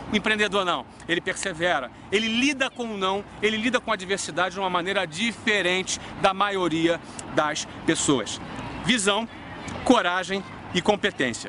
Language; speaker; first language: Portuguese; native; Portuguese